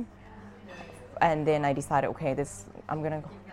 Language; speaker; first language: English; non-native, fluent; Thai